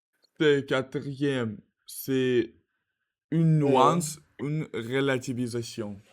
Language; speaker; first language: French; non-native, learner; Russian